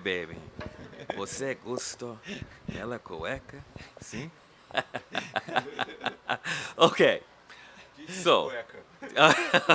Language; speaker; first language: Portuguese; non-native, learner; English